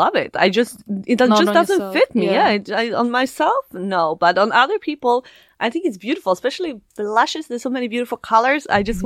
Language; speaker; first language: English; non-native, fluent; Swedish